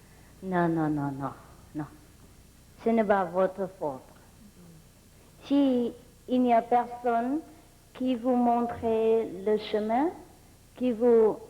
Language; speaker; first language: French; non-native, fluent; Vietnamese